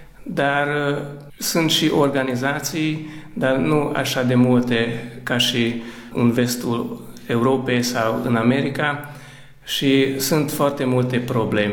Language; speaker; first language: Romanian; early bilingual, heritage; Romanian